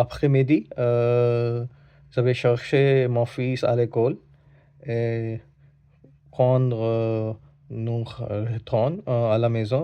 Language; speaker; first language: French; non-native, learner; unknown